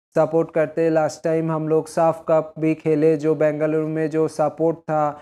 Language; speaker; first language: Hindi; non-native, local second language; Bangla